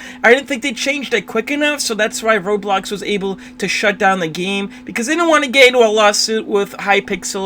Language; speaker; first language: English; native; English